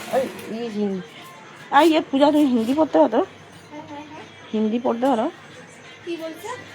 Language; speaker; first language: Hindi; non-native, local second language; Bangla